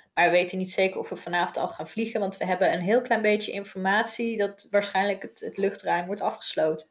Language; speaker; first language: Dutch; native; Dutch